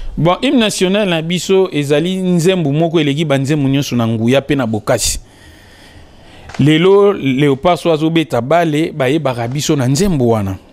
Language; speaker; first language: Lingala; non-native, local second language; Kongo